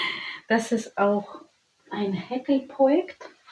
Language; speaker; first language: German; non-native, learner; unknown